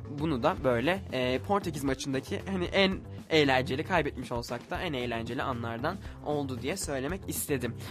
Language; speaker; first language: Turkish; native; Turkish